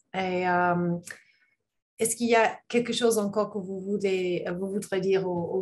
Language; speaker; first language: French; non-native, learner; English